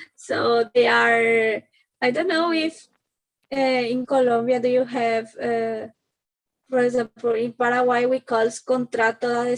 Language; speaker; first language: English; non-native, learner; Spanish